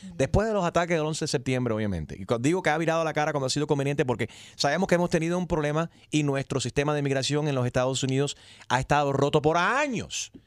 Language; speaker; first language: Spanish; early bilingual, heritage; Spanish